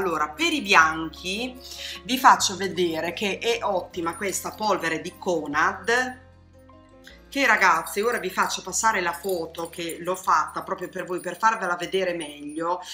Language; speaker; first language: Italian; native; Italian